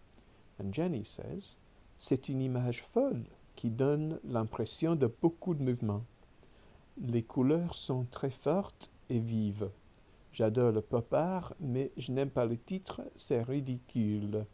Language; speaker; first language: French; non-native, fluent; English